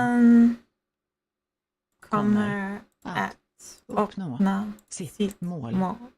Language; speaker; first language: Swedish; non-native, learner; English